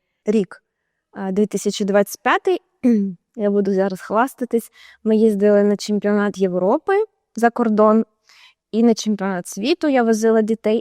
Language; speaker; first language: Ukrainian; native; Ukrainian